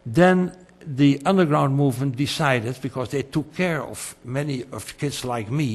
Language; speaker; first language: English; non-native, fluent; Dutch